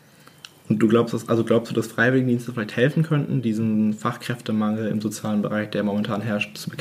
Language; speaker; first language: German; native; German